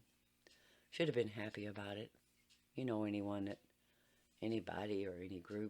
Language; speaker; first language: English; native; English